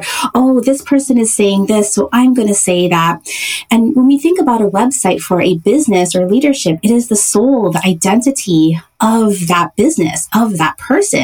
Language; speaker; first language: English; native; English